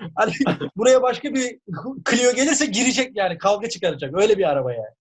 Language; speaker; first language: Turkish; native; Turkish